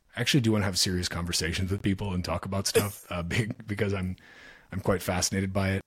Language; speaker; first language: English; native; English